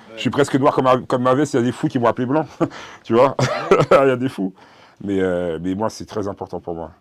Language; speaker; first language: French; early bilingual, other home language; Haitian Creole